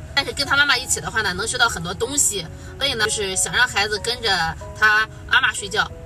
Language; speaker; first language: Chinese; native; Chinese